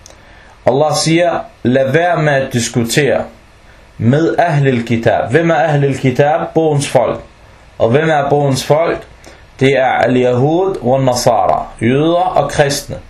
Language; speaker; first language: Danish; non-native, fluent; Arabic